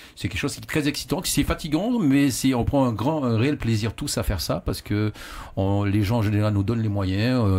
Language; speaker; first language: French; native; French